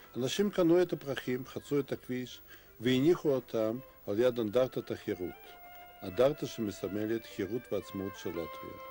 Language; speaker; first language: Hebrew; non-native, fluent; Russian